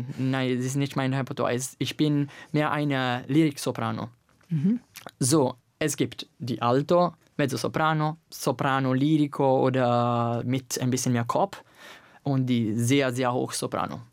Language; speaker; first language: German; non-native, fluent; Italian